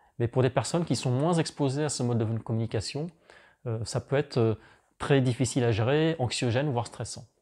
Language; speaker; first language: French; native; French